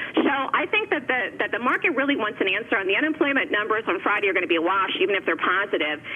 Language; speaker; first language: English; native; English